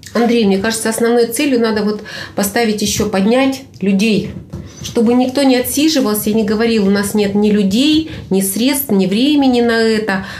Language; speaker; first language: Russian; native; Russian